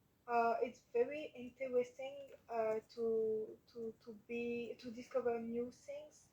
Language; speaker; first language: English; non-native, learner; French